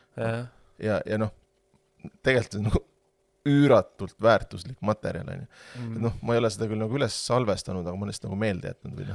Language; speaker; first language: Estonian; native; Estonian